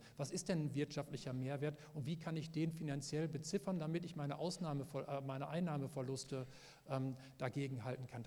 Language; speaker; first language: German; native; German